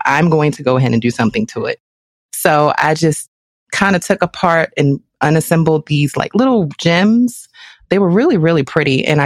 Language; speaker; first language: English; native; English